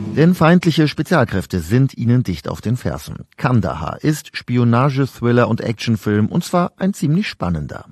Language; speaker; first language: German; native; German